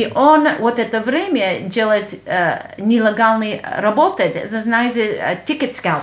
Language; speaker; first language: Russian; non-native, learner; English